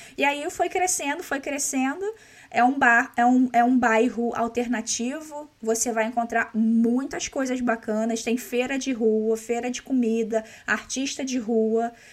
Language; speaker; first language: Portuguese; native; Portuguese